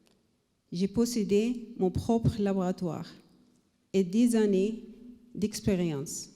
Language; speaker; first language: French; non-native, learner; Arabic